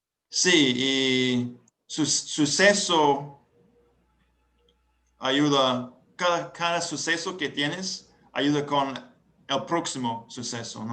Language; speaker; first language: Spanish; non-native, learner; English